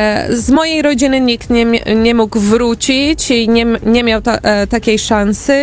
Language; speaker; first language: Polish; early bilingual, heritage; Portuguese